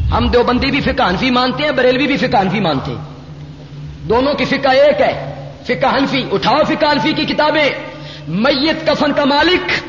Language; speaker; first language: Urdu; non-native, local second language; Punjabi